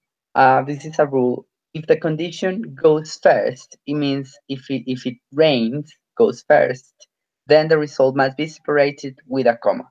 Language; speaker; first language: English; non-native, fluent; Spanish